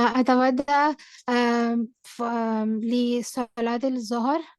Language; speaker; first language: Arabic; non-native, learner; Urdu